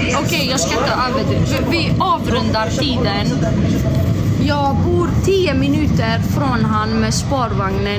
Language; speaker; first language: Swedish; early bilingual, other home language; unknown